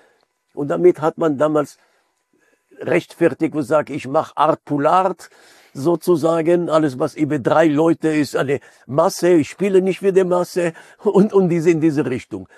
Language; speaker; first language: German; non-native, fluent; Hebrew